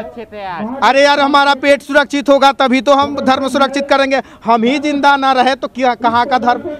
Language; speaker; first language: Hindi; native; Hindi